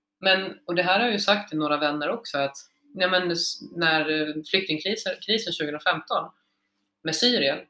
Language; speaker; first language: Swedish; native; Swedish